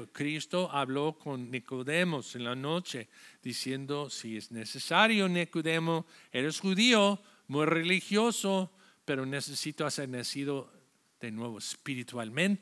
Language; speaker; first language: Spanish; non-native, fluent; English